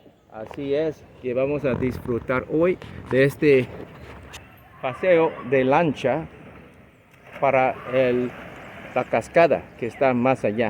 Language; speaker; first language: Spanish; non-native, fluent; English